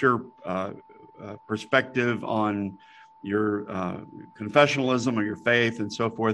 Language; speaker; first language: English; native; English